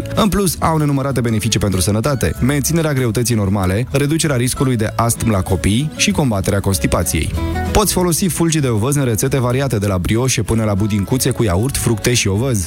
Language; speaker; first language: Romanian; native; Romanian